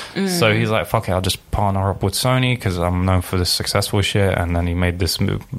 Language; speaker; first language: English; early bilingual, other home language; Arabic